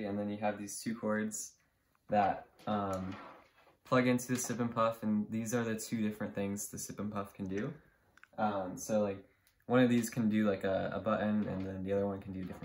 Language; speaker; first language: English; native; English